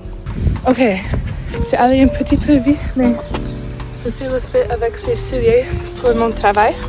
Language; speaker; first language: French; non-native, local second language; English